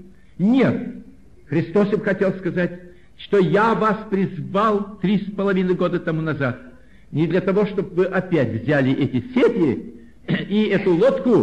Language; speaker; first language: Russian; native; Russian